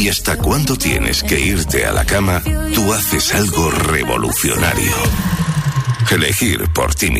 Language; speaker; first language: Spanish; native; Spanish